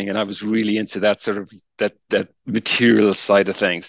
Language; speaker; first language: English; native; English